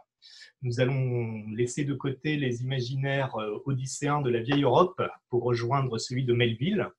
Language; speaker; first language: French; native; French